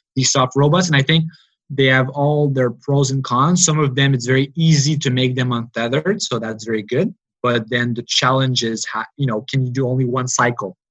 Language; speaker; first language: English; native; English